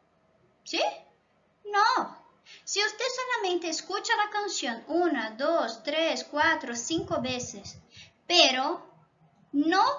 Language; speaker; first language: Spanish; non-native, local second language; Portuguese